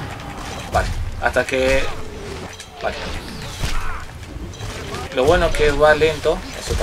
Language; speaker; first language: Spanish; native; Spanish